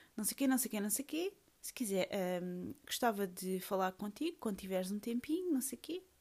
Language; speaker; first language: Portuguese; native; Portuguese